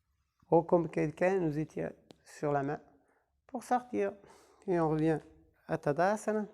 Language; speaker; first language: French; non-native, fluent; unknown